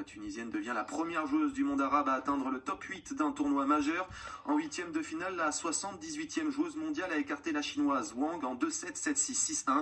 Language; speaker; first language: French; native; French